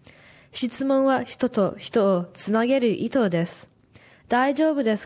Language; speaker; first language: Japanese; non-native, learner; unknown